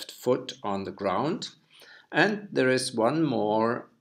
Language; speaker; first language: English; non-native, fluent; German